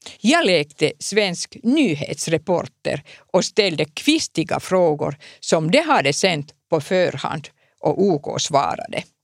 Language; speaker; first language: Swedish; non-native, local second language; Finnish